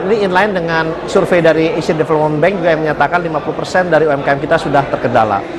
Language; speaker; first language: Indonesian; native; Indonesian